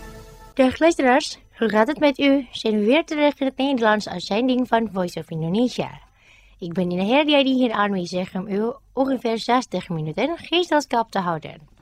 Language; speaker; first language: Dutch; non-native, fluent; Indonesian